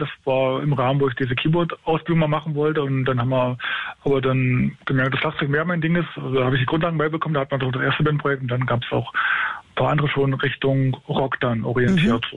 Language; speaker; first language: German; native; German